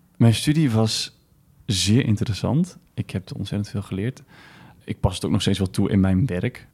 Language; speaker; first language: Dutch; early bilingual, other home language; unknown